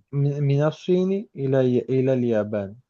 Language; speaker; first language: Arabic; non-native, learner; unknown